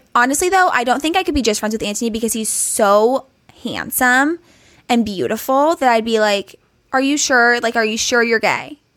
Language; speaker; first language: English; native; English